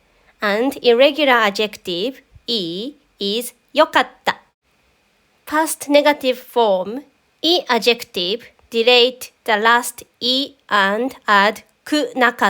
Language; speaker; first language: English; non-native, fluent; Japanese